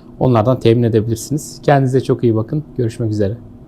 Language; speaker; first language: Turkish; native; Turkish